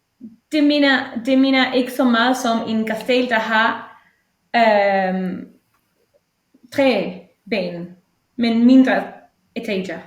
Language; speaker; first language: Danish; non-native, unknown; Spanish